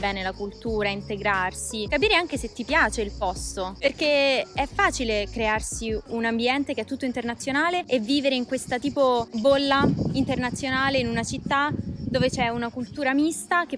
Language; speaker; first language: Italian; native; Italian